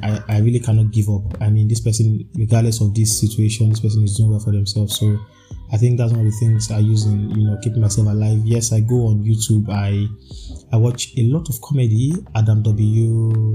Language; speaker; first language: English; non-native, local second language; Yoruba